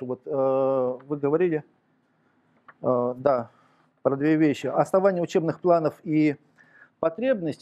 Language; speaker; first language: Russian; native; Russian